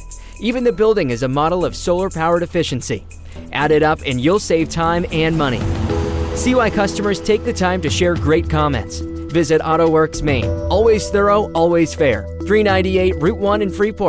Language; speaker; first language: English; native; English